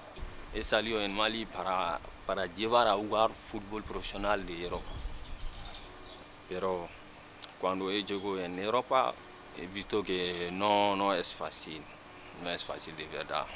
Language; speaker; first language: Spanish; non-native, learner; Bambara